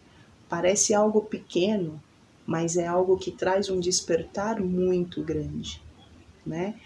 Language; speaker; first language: Portuguese; native; Portuguese